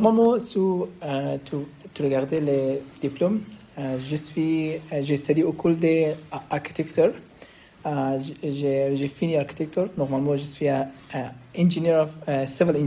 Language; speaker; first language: French; non-native, learner; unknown